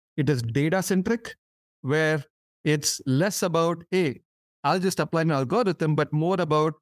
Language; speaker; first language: English; non-native, local second language; Tamil